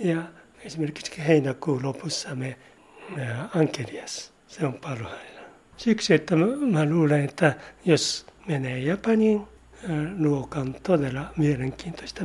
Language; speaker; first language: Finnish; non-native, learner; Japanese